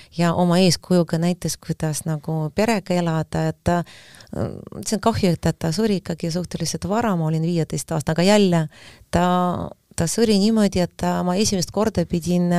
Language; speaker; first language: Estonian; non-native, fluent; Russian